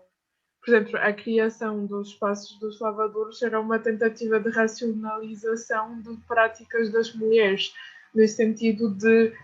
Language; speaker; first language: Portuguese; non-native, fluent; French